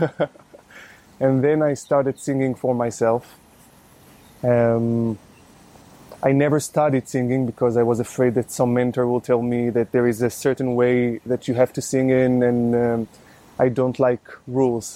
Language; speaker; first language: English; non-native, fluent; Hebrew